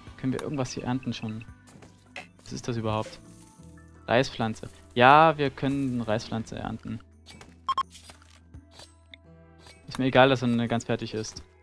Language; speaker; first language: German; native; German